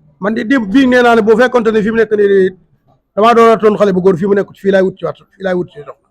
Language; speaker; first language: Wolof; native; Wolof